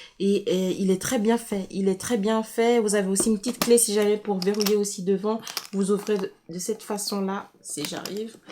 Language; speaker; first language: French; native; French